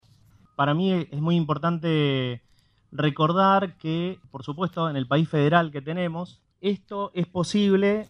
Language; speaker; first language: Spanish; native; Spanish